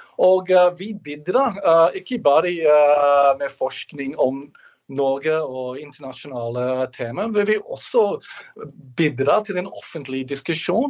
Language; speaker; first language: Norwegian; non-native, fluent; English